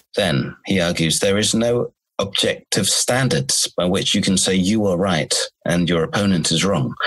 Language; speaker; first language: English; native; English